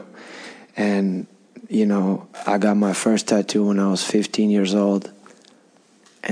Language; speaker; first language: English; non-native, fluent; Russian